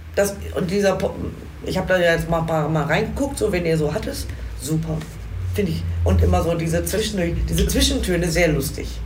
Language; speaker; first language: German; native; German